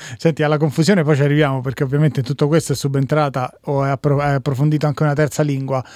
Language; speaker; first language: Italian; native; Italian